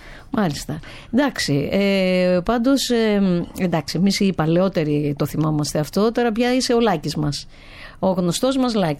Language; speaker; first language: Greek; native; Greek